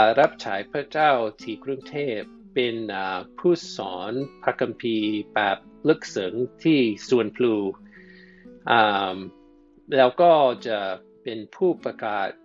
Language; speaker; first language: Thai; non-native, fluent; English